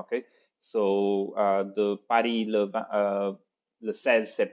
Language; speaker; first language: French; non-native, fluent; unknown